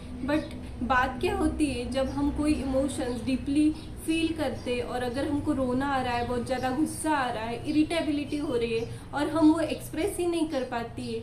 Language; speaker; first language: Hindi; non-native, local second language; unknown